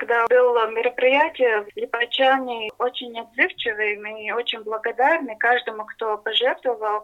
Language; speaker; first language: Russian; non-native, local second language; Latvian